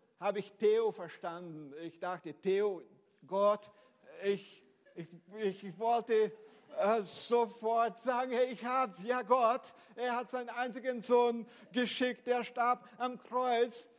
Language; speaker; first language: German; non-native, fluent; Portuguese